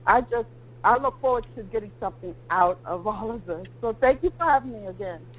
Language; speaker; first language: English; native; English